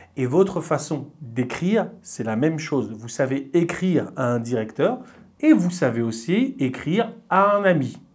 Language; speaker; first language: French; native; French